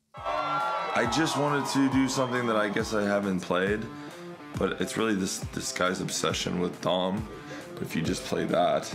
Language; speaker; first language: English; native; English